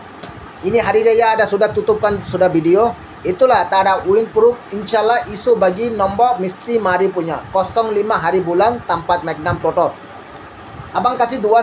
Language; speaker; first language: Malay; non-native, learner; Bangla